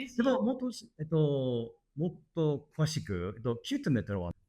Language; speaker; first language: Japanese; non-native, learner; English